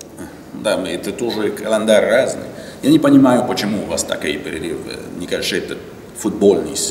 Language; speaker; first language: Russian; non-native, learner; French